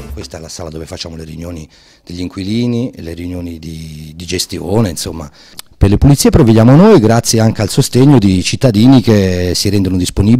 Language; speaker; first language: Italian; native; Italian